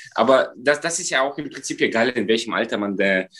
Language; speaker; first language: German; non-native, fluent; Romanian